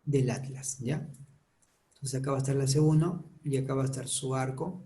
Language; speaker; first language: Spanish; native; Spanish